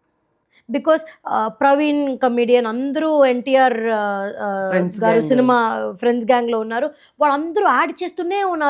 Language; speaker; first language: Telugu; native; Telugu